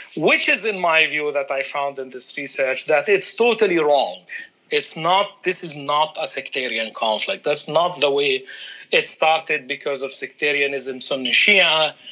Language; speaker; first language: English; non-native, fluent; Arabic